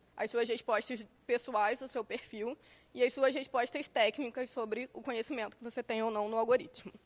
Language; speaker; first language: Portuguese; native; Portuguese